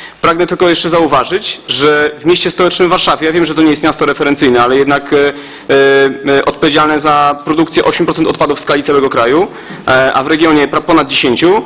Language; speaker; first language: Polish; native; Polish